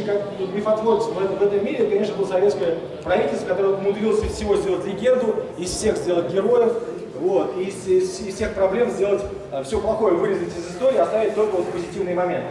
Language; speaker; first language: Russian; native; Russian